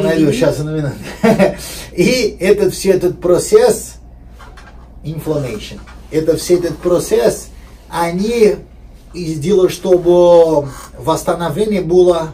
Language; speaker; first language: Russian; non-native, learner; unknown